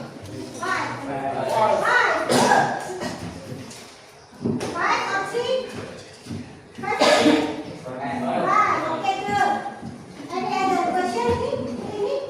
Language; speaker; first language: English; non-native, learner; Indonesian